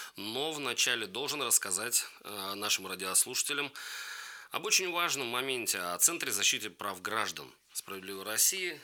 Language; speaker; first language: Russian; native; Russian